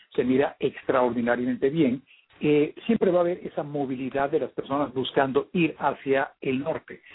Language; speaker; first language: Spanish; early bilingual, heritage; Spanish